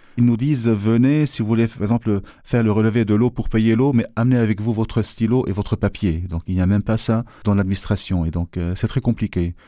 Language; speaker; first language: French; non-native, local second language; Arabic